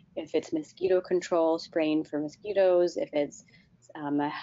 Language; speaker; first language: English; native; English